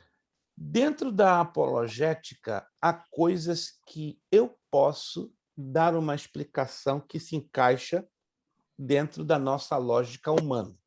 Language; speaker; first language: Portuguese; native; Portuguese